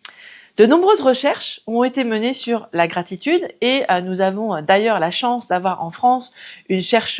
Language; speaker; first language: French; native; French